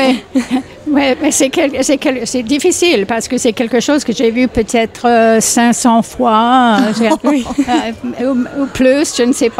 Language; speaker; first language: French; non-native, fluent; English